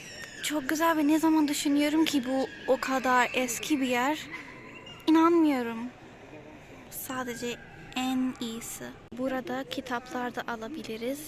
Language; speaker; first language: Turkish; non-native, learner; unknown